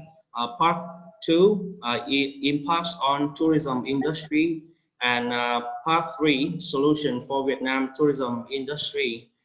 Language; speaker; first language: English; non-native, fluent; Vietnamese